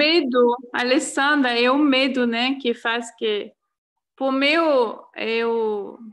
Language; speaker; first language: Portuguese; non-native, fluent; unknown